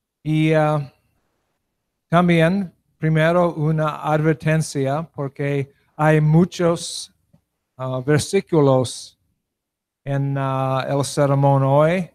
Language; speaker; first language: Spanish; non-native, learner; English